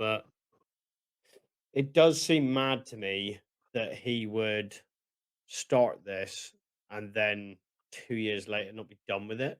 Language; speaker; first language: English; native; English